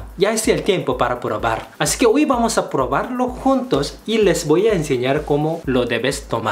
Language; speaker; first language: Spanish; non-native, fluent; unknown